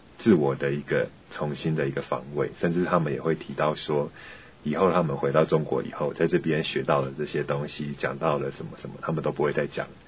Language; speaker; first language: Chinese; native; Chinese